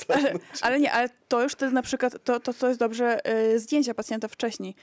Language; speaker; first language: Polish; early bilingual, heritage; Polish